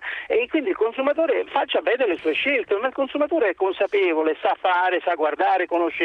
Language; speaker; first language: Italian; native; Italian